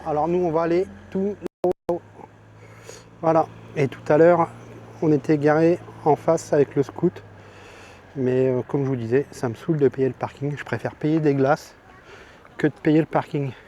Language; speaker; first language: French; native; French